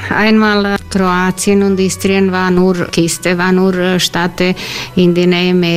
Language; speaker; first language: German; non-native, learner; Croatian